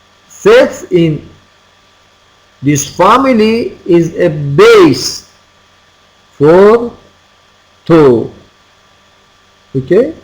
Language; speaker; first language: English; non-native, fluent; Persian